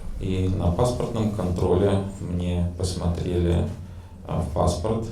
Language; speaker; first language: Russian; native; Russian